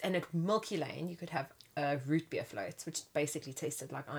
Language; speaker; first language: English; native; English